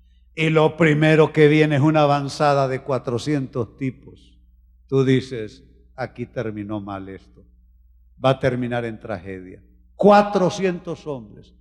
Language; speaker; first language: Spanish; native; Spanish